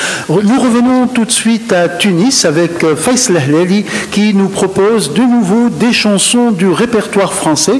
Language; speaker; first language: French; non-native, local second language; Arabic